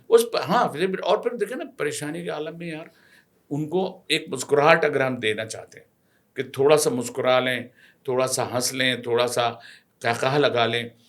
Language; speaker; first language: Urdu; native; Urdu